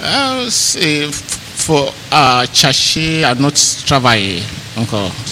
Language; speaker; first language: French; non-native, learner; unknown